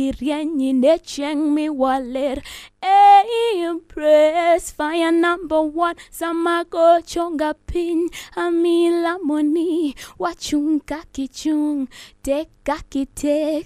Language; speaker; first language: English; non-native, local second language; Luo (Kenya and Tanzania)